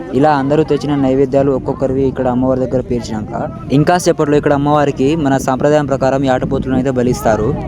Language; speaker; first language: Telugu; non-native, local second language; Lambadi